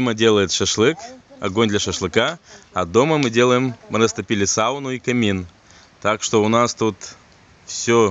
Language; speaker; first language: Russian; native; Russian